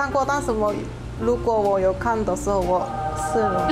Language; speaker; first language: Chinese; non-native, learner; Korean